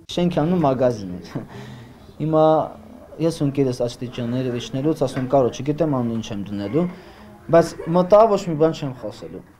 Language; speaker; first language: Armenian; native; Armenian